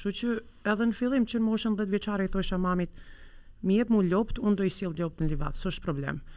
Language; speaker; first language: Albanian; native; Albanian